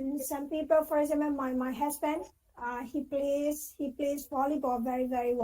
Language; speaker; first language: English; non-native, fluent; Burmese